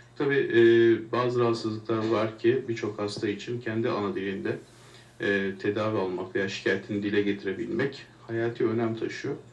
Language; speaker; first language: Turkish; native; Turkish